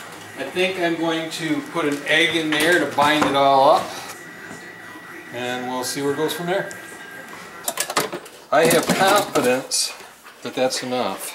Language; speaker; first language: English; native; English